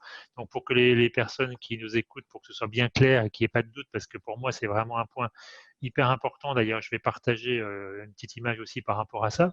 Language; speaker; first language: French; native; French